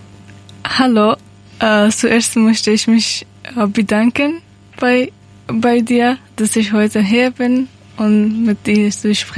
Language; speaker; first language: German; non-native, learner; Persian